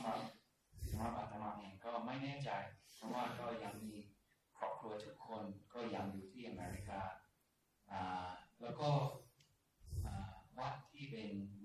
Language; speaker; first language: Thai; non-native, fluent; English